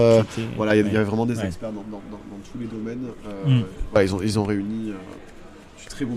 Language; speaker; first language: French; native; French